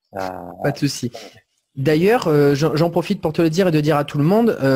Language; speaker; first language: French; native; French